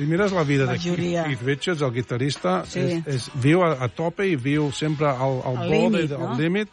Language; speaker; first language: Catalan; non-native, fluent; English